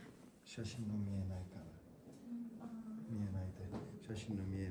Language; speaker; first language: Japanese; non-native, fluent; Turkish